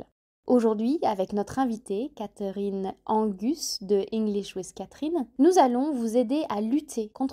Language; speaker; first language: French; native; French